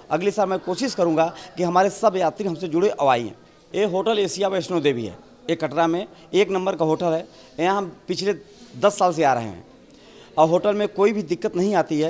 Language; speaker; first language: Hindi; native; Hindi